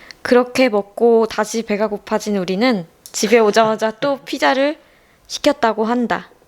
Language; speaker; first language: Korean; native; Korean